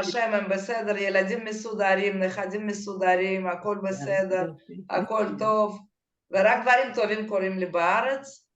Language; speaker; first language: Hebrew; non-native, fluent; Russian